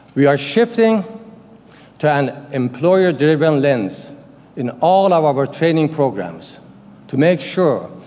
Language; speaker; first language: English; non-native, fluent; Persian